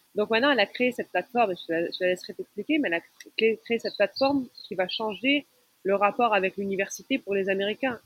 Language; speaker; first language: French; non-native, local second language; Arabic